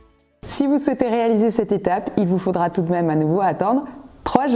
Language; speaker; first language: French; native; French